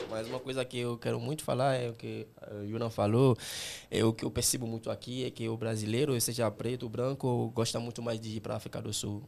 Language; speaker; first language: Portuguese; non-native, fluent; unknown